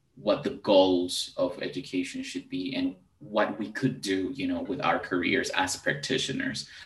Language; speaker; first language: English; non-native, fluent; Spanish